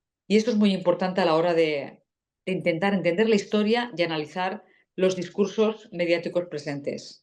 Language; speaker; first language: Spanish; native; Spanish